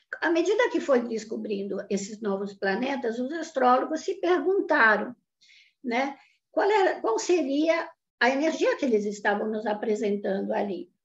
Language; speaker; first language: Portuguese; non-native, fluent; Italian